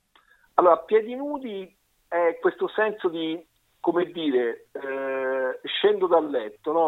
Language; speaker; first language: Italian; native; Italian